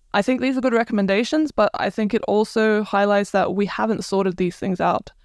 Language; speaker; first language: English; non-native, fluent; Croatian